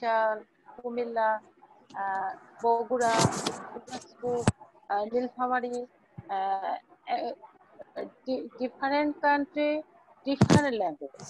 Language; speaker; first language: English; non-native, learner; Bangla